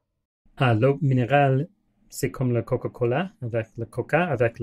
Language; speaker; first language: French; non-native, learner; English